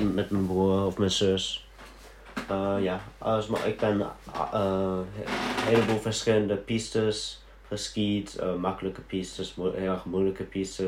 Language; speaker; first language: Dutch; early bilingual, heritage; Dutch